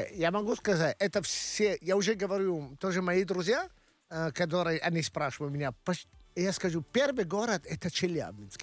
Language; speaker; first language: Russian; non-native, learner; Italian